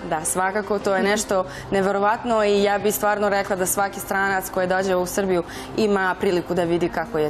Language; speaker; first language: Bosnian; non-native, fluent; Spanish